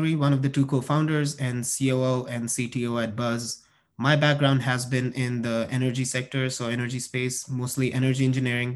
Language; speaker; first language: English; non-native, local second language; Hindi